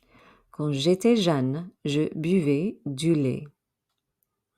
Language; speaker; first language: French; non-native, fluent; English